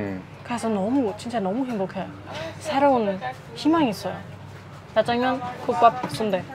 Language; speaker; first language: Korean; non-native, fluent; German